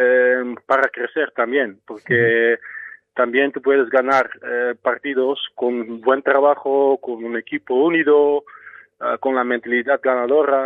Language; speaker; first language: Spanish; non-native, fluent; Dutch